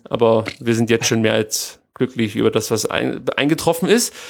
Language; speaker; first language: German; native; German